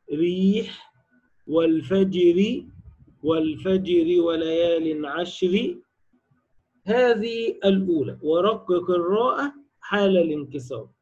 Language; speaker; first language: Arabic; native; Arabic